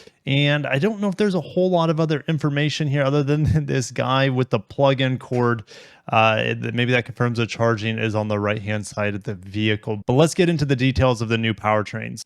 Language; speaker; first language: English; native; English